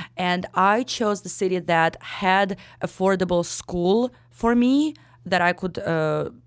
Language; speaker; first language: English; non-native, fluent; Ukrainian